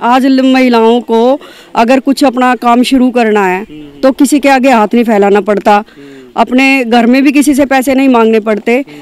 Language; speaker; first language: Hindi; native; Hindi